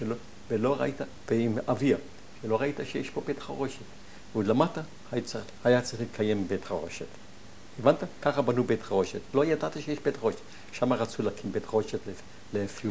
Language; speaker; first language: Hebrew; non-native, fluent; German